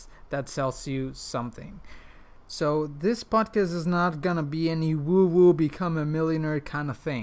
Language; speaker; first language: English; non-native, fluent; Spanish